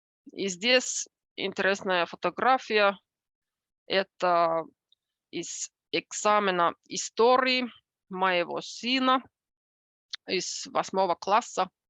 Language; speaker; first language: Russian; non-native, fluent; Finnish